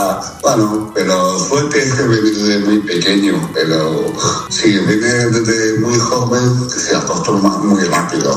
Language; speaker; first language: Spanish; non-native, fluent; Chinese